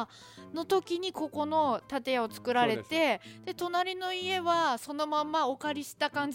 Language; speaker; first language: Japanese; native; Japanese